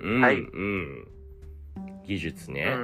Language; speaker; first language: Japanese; non-native, learner; English